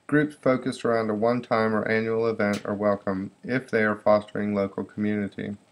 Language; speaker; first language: English; native; English